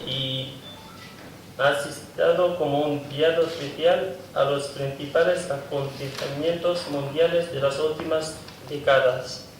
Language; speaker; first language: Spanish; non-native, fluent; Kurdish